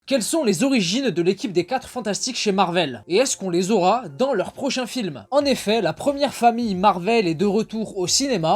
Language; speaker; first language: French; native; French